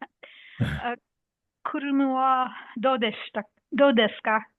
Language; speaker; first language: Japanese; non-native, learner; English